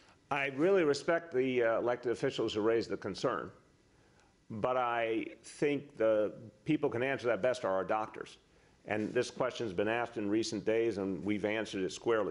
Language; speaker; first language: English; native; English